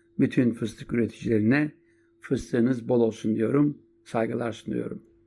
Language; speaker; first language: Turkish; native; Turkish